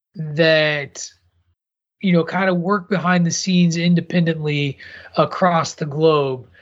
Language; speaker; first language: English; native; English